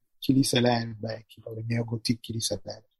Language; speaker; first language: Turkish; non-native, fluent; Italian